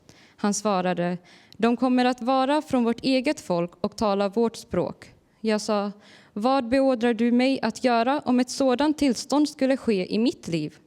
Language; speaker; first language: Swedish; early bilingual, other home language; Urdu